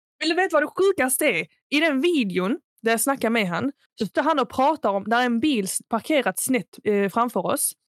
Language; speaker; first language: Swedish; early bilingual, other home language; Arabic